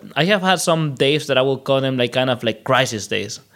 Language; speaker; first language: English; non-native, fluent; Spanish